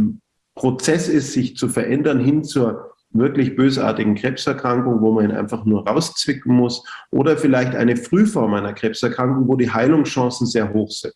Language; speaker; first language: German; native; German